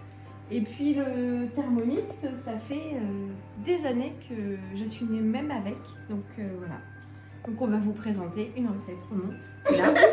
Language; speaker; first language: French; native; French